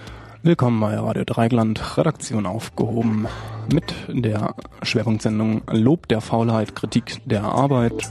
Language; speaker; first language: German; native; German